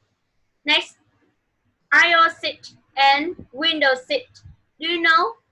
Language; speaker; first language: English; non-native, fluent; Vietnamese